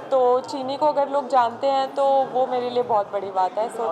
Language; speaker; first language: Hindi; native; Hindi